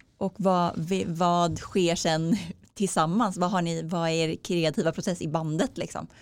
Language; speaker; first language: Swedish; native; Swedish